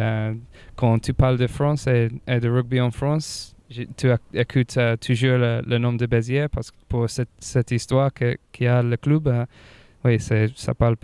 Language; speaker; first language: French; non-native, fluent; English